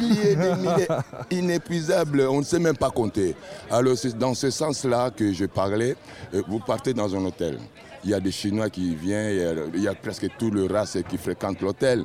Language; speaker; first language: French; non-native, local second language; Lingala